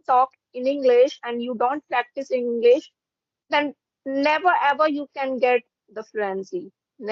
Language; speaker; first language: English; non-native, fluent; Hindi